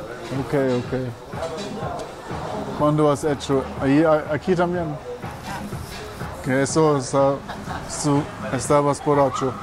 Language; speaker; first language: Spanish; non-native, learner; English